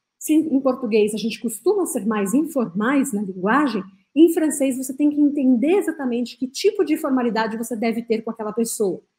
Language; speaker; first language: Portuguese; non-native, fluent; French